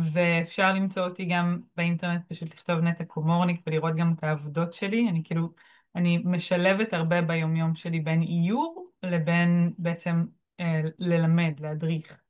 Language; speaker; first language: Hebrew; native; Hebrew